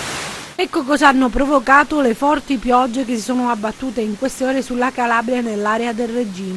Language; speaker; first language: Italian; native; Italian